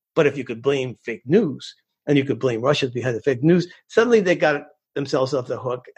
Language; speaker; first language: English; early bilingual, other home language; Spanish